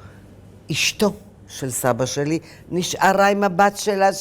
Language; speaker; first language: Hebrew; early bilingual, other home language; Arabic